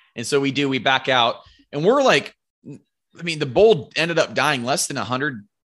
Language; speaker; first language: English; native; English